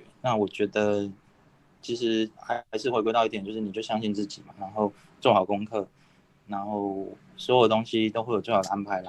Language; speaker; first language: Chinese; native; Chinese